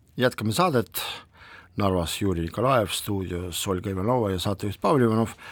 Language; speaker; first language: Estonian; non-native, local second language; Russian